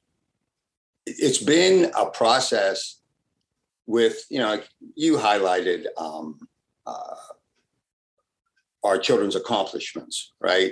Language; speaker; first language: English; early bilingual, other home language; Italian